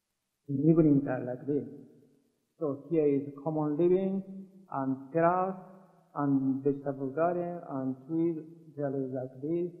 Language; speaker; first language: English; non-native, learner; Japanese